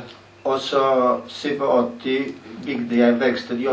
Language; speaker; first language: Norwegian; non-native, learner; Polish